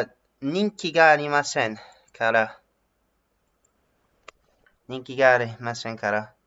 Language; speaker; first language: Japanese; non-native, learner; English